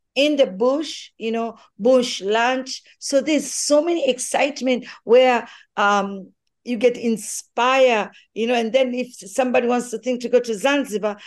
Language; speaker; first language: English; non-native, local second language; Swahili